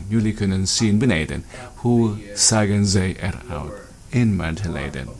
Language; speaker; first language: Dutch; non-native, learner; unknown